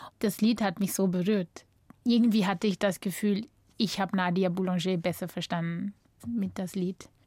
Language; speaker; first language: German; non-native, fluent; English